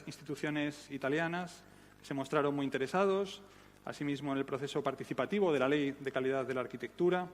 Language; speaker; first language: Spanish; native; Spanish